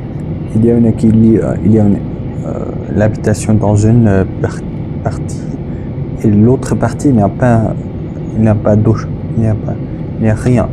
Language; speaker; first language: French; non-native, learner; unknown